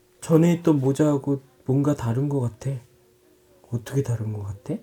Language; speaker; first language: Korean; native; Korean